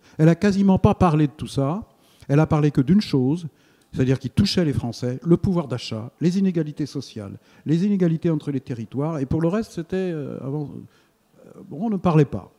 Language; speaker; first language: French; native; French